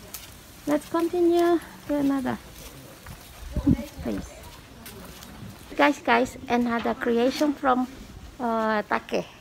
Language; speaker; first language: English; non-native, learner; Indonesian